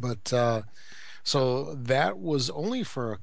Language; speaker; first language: English; native; English